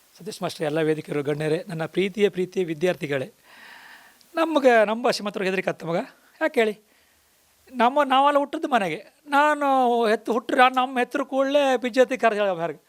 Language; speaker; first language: Kannada; native; Kannada